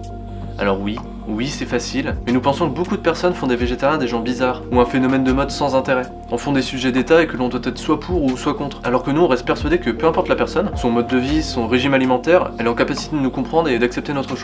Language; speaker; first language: French; native; French